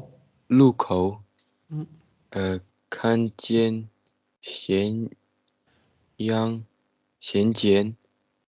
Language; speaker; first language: Chinese; non-native, learner; Tibetan